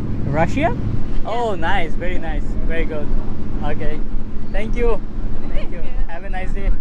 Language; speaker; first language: English; non-native, local second language; Bangla